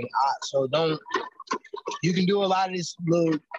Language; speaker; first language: English; native; English